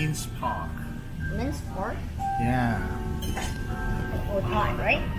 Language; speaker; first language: English; non-native, learner; Thai